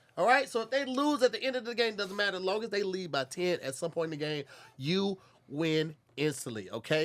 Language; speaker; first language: English; native; English